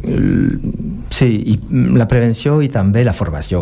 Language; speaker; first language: Catalan; non-native, learner; French